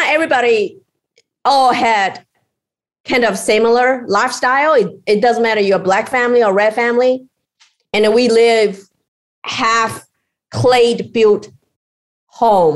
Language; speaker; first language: English; non-native, fluent; Chinese